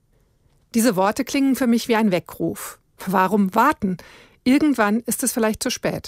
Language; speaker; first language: German; native; German